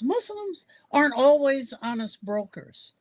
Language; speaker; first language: English; native; English